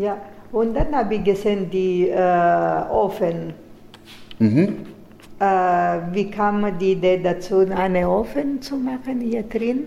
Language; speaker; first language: German; non-native, fluent; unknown